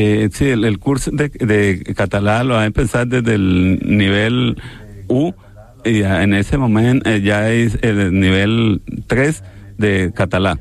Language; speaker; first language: Catalan; non-native, learner; Spanish